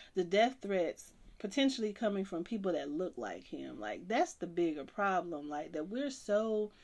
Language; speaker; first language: English; native; English